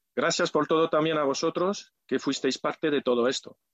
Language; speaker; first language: Spanish; non-native, fluent; French